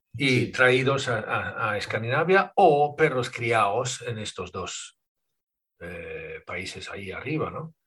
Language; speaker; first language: Spanish; non-native, fluent; Swedish